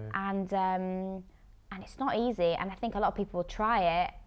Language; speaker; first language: English; native; English